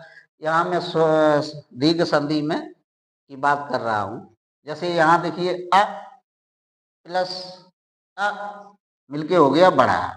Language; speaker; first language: Hindi; native; Hindi